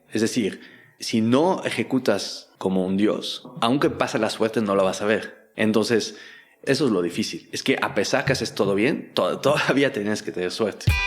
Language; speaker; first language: Spanish; non-native, fluent; French